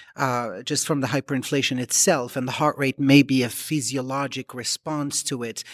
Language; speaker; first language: English; non-native, fluent; Arabic